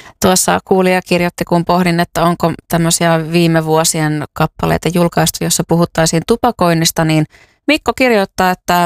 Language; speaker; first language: Finnish; native; Finnish